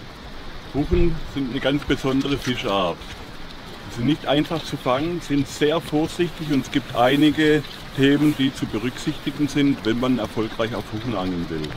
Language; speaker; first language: German; native; German